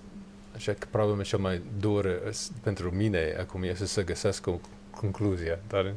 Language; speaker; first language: Romanian; non-native, learner; English